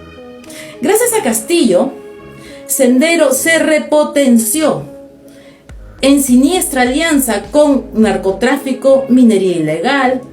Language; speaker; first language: Spanish; native; Spanish